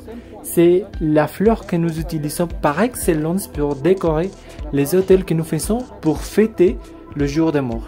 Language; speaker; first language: French; non-native, fluent; Spanish